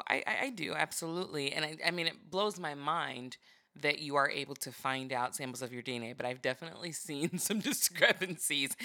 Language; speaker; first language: English; early bilingual, other home language; Yoruba